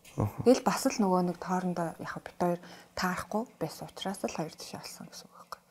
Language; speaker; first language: Mongolian; native; Mongolian